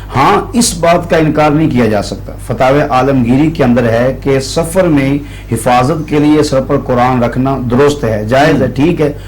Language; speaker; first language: Urdu; non-native, local second language; Punjabi